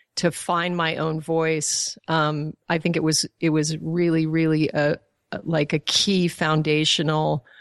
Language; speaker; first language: English; native; English